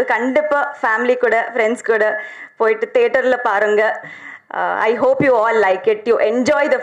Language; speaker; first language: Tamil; non-native, learner; Telugu